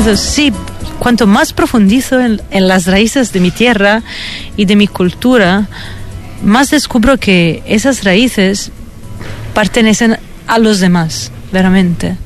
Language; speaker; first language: Spanish; non-native, fluent; Italian